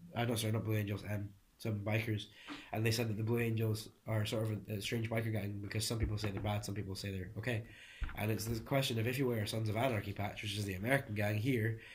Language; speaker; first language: English; early bilingual, other home language; Hungarian